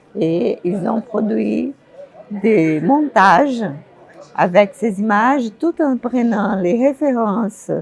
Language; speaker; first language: French; non-native, fluent; Portuguese